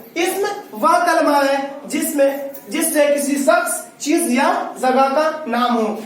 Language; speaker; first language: Hindi; native; Hindi